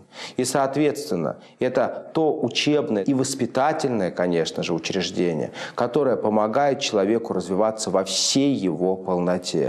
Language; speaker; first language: Russian; native; Russian